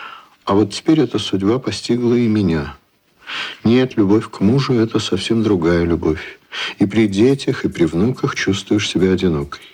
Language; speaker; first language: Russian; native; Russian